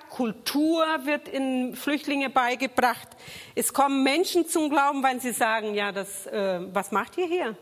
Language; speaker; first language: German; non-native, fluent; Portuguese